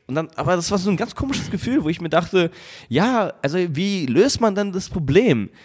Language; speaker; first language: German; early bilingual, other home language; Russian